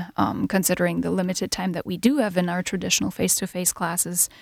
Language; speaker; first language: English; non-native, fluent; German